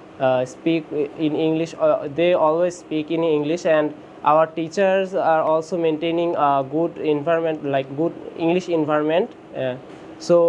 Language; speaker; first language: English; non-native, learner; Bangla